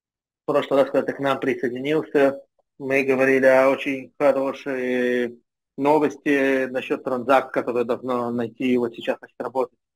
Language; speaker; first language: Russian; non-native, fluent; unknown